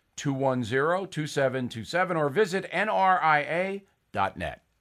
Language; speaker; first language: English; native; English